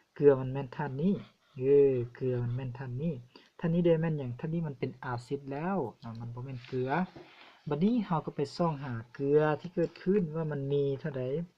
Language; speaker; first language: Lao; non-native, local second language; Hmong